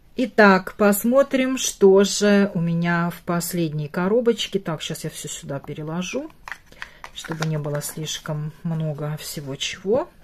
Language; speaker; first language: Russian; native; Russian